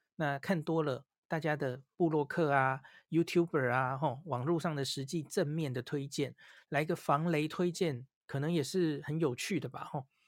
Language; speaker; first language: Chinese; native; Chinese